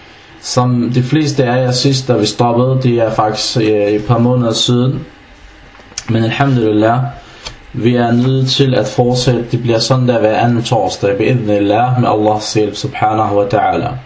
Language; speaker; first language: Danish; non-native, fluent; Arabic